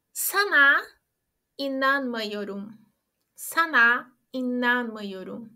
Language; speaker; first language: Turkish; non-native, fluent; Portuguese